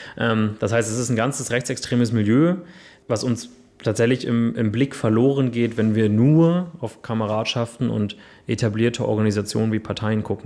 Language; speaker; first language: German; native; German